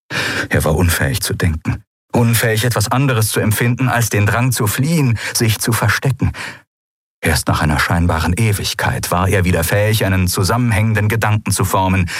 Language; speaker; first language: German; native; German